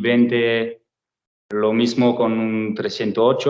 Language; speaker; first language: Spanish; non-native, learner; French